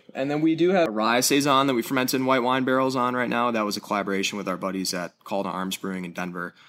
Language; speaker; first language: English; native; English